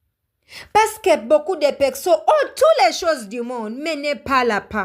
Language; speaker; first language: French; non-native, learner; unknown